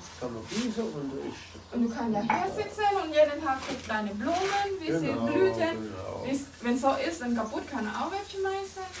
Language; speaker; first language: German; non-native, learner; Thai